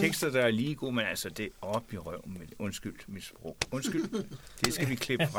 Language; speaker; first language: Danish; native; Danish